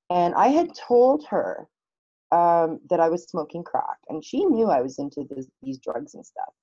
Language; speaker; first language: English; native; English